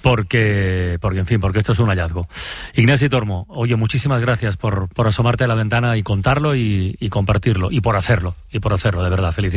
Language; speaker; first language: Spanish; native; Spanish